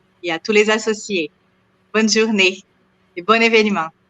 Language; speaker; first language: French; non-native, fluent; Portuguese